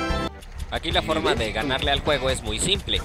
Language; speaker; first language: Spanish; native; Spanish